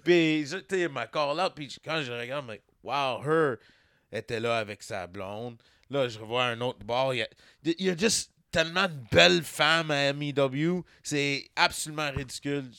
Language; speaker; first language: French; native; French